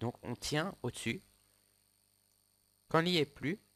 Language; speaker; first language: French; native; French